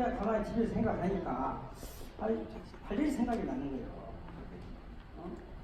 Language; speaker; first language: Korean; native; Korean